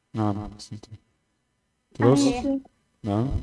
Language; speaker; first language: Arabic; non-native, fluent; Indonesian